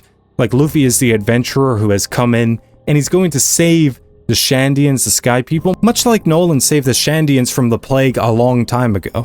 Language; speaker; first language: English; native; English